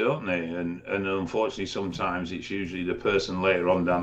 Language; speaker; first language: English; native; English